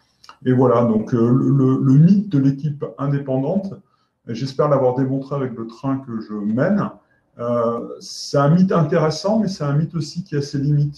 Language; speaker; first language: French; native; French